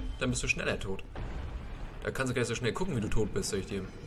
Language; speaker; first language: German; native; German